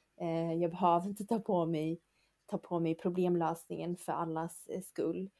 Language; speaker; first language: Swedish; early bilingual, other home language; Chinese